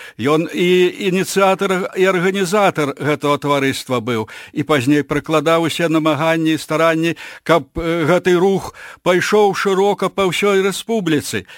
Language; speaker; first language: Belarusian; native; Belarusian